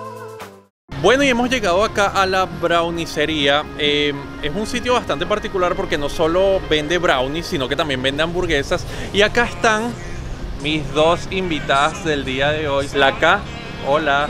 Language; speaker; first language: Spanish; native; Spanish